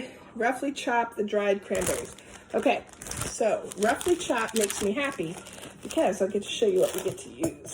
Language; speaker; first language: English; native; English